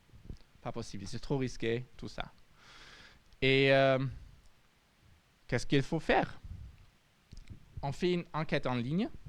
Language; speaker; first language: French; non-native, fluent; German